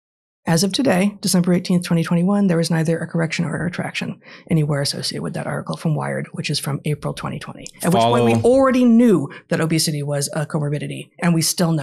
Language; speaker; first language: English; native; English